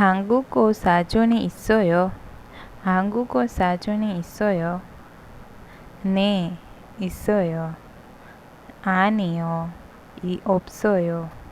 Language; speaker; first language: Korean; non-native, fluent; Hindi